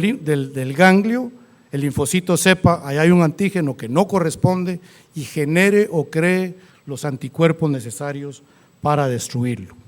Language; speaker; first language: Spanish; native; Spanish